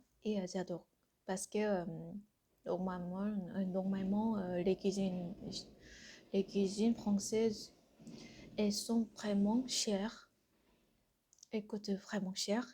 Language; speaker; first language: French; non-native, learner; Korean